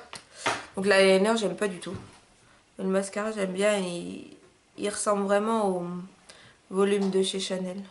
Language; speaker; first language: French; native; French